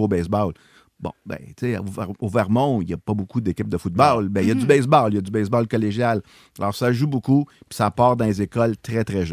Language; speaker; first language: French; native; French